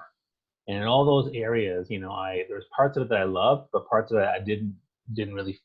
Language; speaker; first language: English; native; English